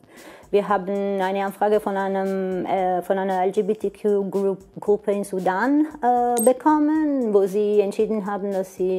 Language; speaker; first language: German; non-native, fluent; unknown